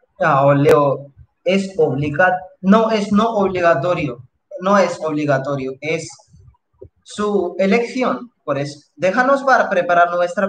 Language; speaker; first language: Spanish; non-native, fluent; Hindi